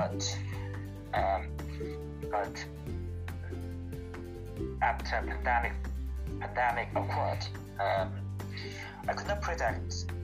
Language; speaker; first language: English; non-native, learner; Korean